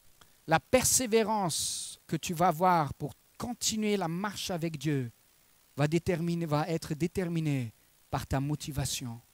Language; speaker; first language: French; native; French